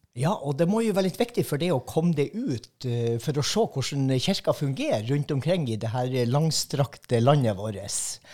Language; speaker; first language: Norwegian; native; Norwegian